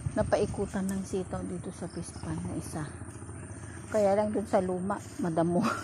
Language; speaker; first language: Filipino; non-native, local second language; Iloko